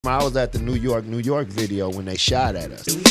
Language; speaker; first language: English; native; English